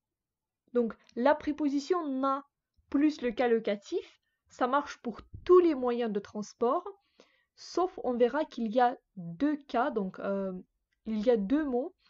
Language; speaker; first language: French; non-native, fluent; Russian